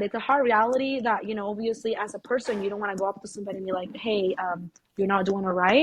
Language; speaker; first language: English; early bilingual, other home language; Spanish